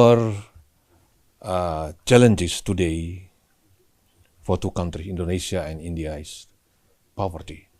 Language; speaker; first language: English; non-native, learner; Indonesian